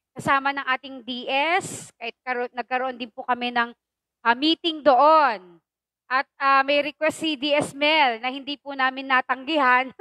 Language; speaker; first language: Filipino; native; Filipino